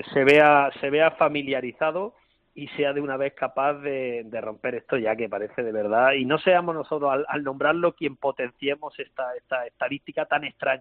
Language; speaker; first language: Spanish; native; Spanish